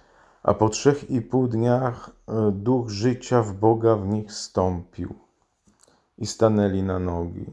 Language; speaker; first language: Polish; native; Polish